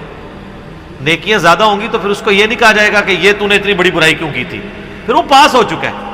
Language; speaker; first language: Urdu; non-native, local second language; Punjabi